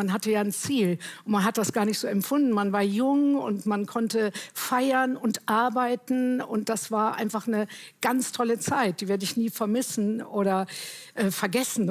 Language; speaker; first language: German; native; German